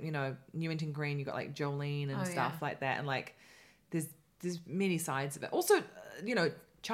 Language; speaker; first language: English; native; English